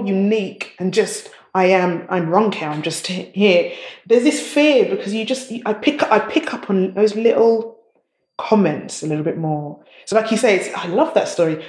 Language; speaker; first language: English; native; English